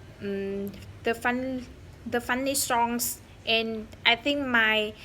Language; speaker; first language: English; non-native, learner; Vietnamese